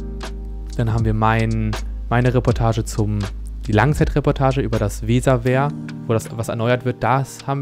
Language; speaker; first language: German; native; German